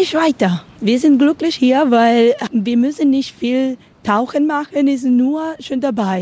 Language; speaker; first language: German; non-native, learner; Spanish